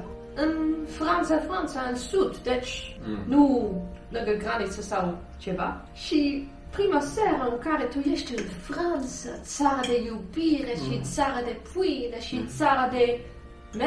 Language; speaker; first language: Romanian; non-native, learner; Dutch